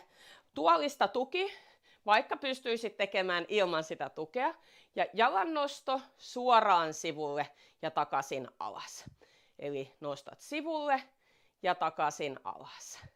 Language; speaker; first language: Finnish; native; Finnish